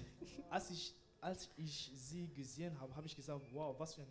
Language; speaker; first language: German; non-native, learner; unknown